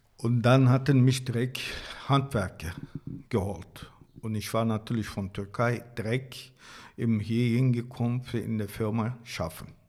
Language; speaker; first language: German; non-native, learner; Turkish